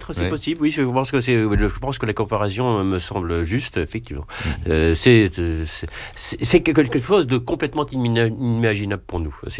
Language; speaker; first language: French; native; French